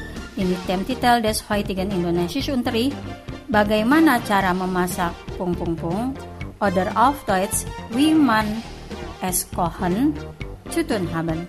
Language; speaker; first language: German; non-native, fluent; Indonesian